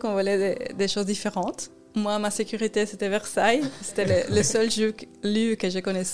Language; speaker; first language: French; non-native, fluent; Spanish